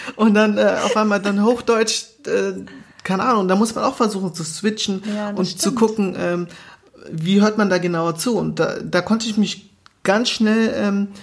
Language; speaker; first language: German; early bilingual, other home language; Portuguese